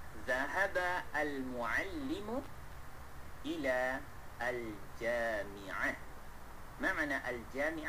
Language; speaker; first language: Arabic; non-native, fluent; Malay